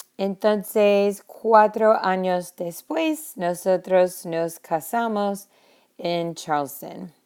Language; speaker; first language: Spanish; non-native, fluent; English